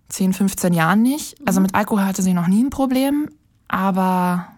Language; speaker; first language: German; native; German